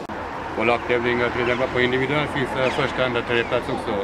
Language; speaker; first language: Swedish; non-native, learner; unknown